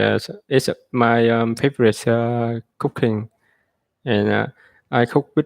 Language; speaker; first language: English; non-native, learner; Vietnamese